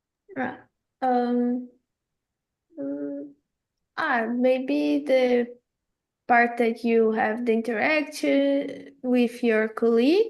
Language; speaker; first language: English; non-native, fluent; Portuguese